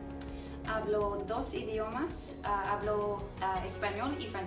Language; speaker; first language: Spanish; non-native, fluent; English